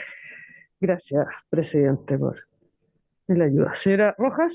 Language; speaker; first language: Spanish; native; Spanish